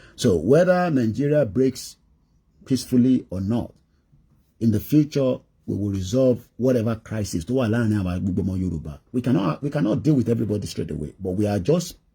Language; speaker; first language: English; non-native, local second language; Yoruba